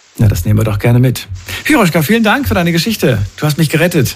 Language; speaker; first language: German; native; German